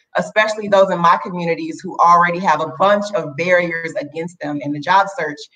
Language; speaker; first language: English; native; English